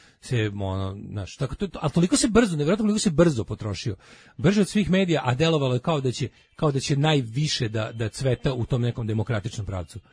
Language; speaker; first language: Serbian; native; Serbian